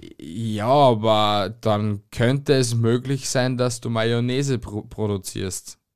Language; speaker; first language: German; native; German